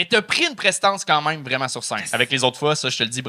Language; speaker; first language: French; native; French